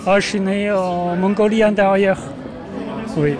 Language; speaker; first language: French; non-native, fluent; Chinese